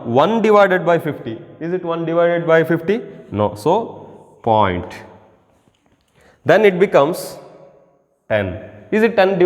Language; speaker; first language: English; non-native, local second language; Kannada